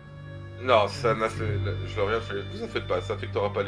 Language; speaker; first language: French; native; French